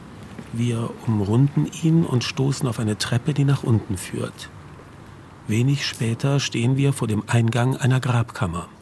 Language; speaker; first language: German; native; German